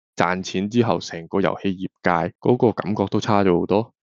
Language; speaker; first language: Cantonese; native; Cantonese